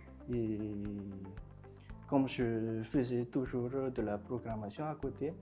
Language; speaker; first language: French; non-native, local second language; Malagasy